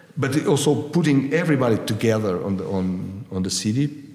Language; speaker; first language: English; non-native, fluent; Portuguese